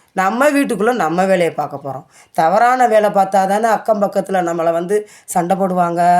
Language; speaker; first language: Tamil; native; Tamil